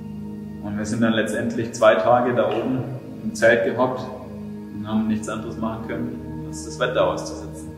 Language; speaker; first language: German; native; German